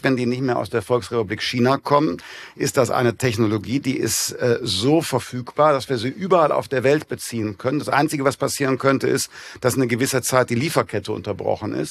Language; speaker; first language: German; native; German